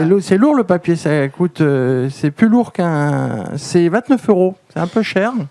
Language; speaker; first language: French; native; French